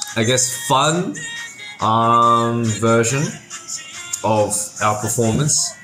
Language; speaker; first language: English; native; English